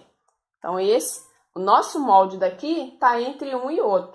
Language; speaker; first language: Portuguese; native; Portuguese